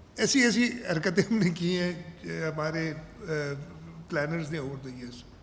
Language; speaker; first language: Urdu; non-native, local second language; Sindhi